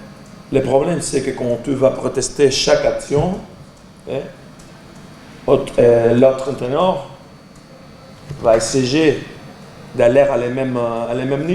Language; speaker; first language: French; non-native, learner; Portuguese